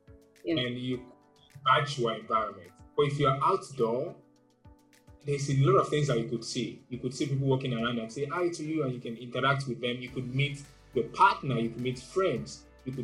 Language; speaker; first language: English; non-native, local second language; Yoruba